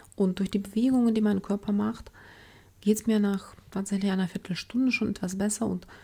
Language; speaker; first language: German; non-native, fluent; Ukrainian